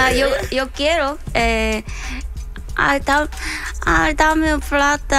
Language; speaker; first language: Spanish; non-native, learner; Korean